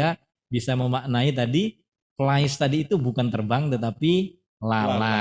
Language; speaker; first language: Indonesian; native; Indonesian